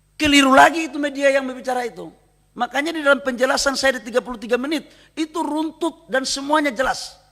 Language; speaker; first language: Indonesian; native; Indonesian